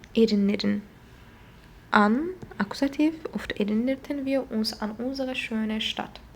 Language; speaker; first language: German; non-native, fluent; Azerbaijani